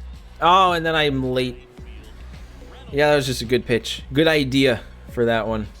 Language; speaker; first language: English; native; English